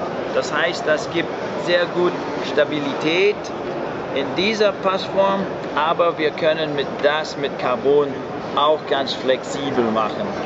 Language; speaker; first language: German; non-native, fluent; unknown